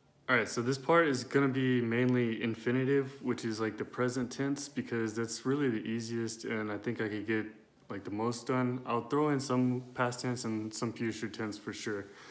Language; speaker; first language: English; native; English